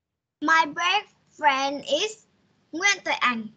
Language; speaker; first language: English; non-native, learner; Vietnamese